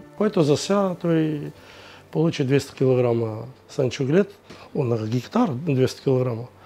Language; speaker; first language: Bulgarian; native; Bulgarian